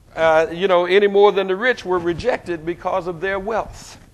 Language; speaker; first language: English; native; English